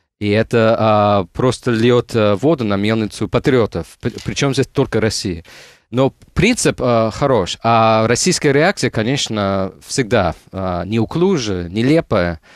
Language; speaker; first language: Russian; non-native, fluent; English